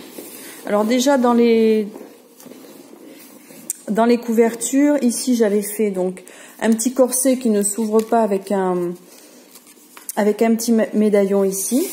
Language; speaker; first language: French; native; French